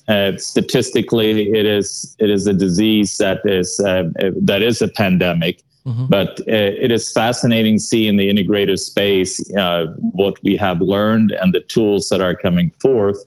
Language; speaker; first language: English; non-native, fluent; Swedish